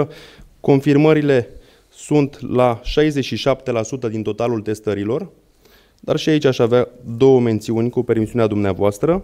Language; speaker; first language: Romanian; native; Romanian